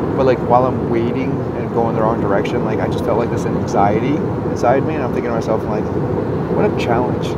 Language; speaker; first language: English; native; English